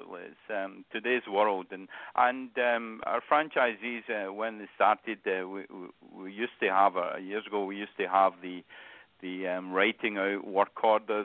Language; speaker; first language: English; native; English